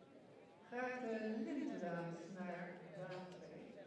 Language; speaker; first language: Dutch; native; Dutch